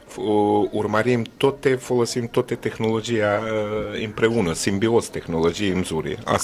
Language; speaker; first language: Romanian; non-native, learner; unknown